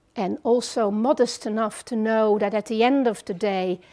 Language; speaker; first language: English; non-native, fluent; Dutch